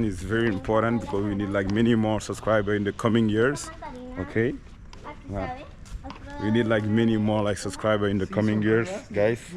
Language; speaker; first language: English; non-native, fluent; French